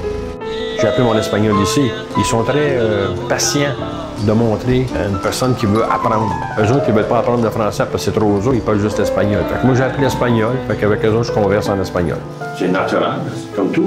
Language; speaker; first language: French; native; French